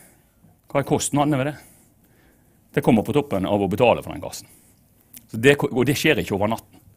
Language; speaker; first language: Norwegian; native; Norwegian